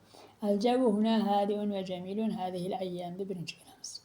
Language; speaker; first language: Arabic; non-native, fluent; Uzbek